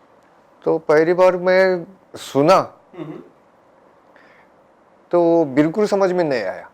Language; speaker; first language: Hindi; non-native, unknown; Japanese